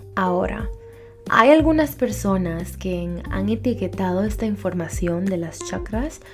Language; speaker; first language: Spanish; early bilingual, heritage; Spanish